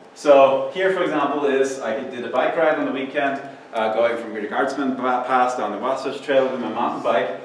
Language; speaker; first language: English; non-native, fluent; German